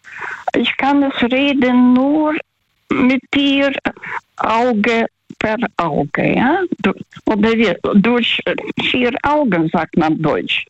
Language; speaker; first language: German; non-native, fluent; Russian